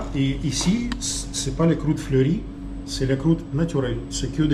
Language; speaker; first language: French; non-native, learner; Russian